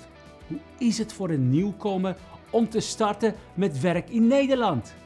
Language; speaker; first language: Dutch; non-native, fluent; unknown